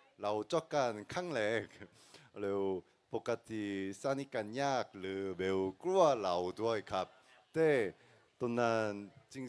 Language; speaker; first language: Thai; non-native, learner; Korean